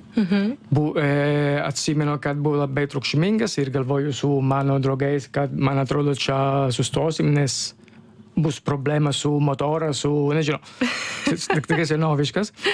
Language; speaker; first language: Lithuanian; non-native, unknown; Italian